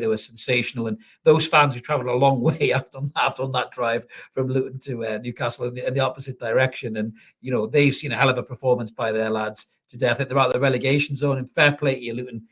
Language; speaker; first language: English; native; English